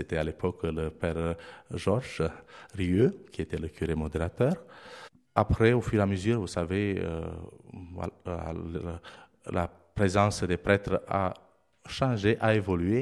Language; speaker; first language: French; non-native, fluent; Romanian